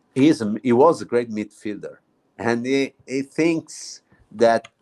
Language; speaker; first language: English; non-native, fluent; Italian